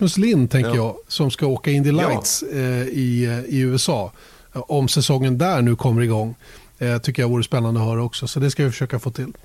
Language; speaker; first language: Swedish; native; Swedish